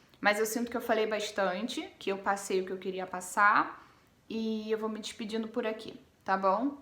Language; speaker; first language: Portuguese; native; Portuguese